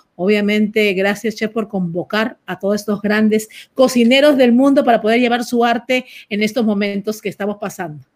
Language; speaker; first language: Spanish; native; Spanish